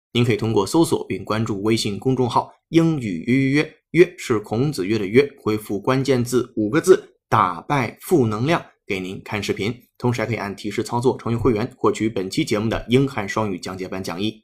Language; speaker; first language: Chinese; native; Chinese